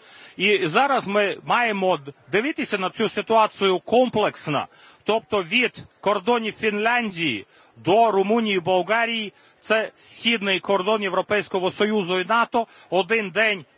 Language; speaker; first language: Ukrainian; non-native, fluent; Latvian